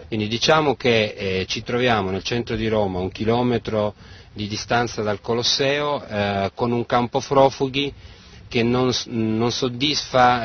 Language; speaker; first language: Italian; native; Italian